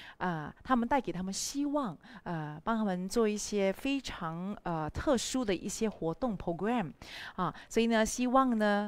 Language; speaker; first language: Chinese; native; Chinese